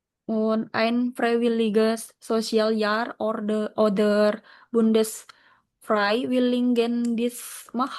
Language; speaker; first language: German; non-native, learner; Indonesian